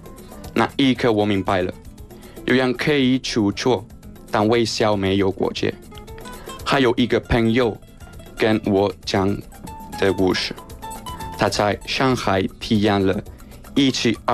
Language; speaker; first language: Chinese; non-native, fluent; Spanish